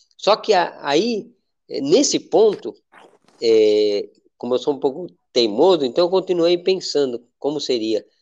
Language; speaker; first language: Portuguese; non-native, fluent; Spanish